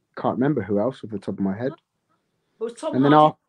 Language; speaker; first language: English; native; English